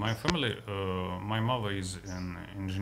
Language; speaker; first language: English; non-native, learner; Russian